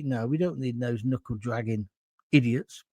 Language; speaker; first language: English; native; English